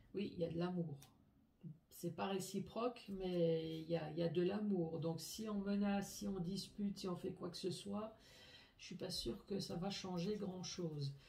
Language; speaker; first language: French; native; French